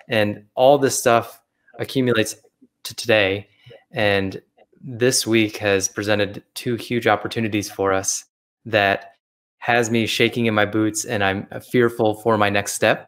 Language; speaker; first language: English; native; English